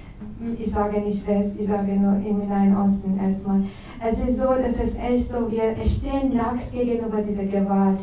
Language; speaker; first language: German; non-native, fluent; Persian